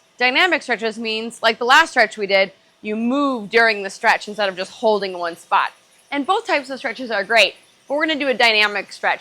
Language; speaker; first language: English; native; English